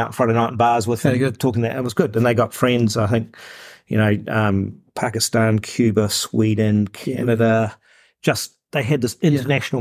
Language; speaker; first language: English; native; English